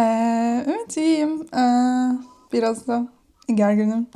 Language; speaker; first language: Turkish; non-native, learner; English